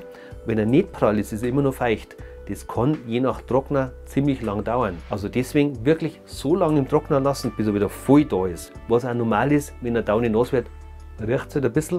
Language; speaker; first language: German; native; German